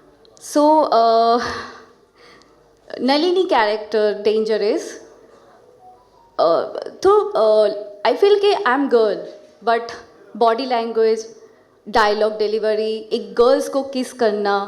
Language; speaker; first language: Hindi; non-native, local second language; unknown